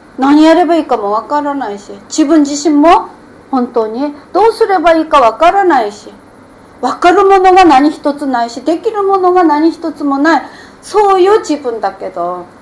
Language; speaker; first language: Japanese; non-native, fluent; Korean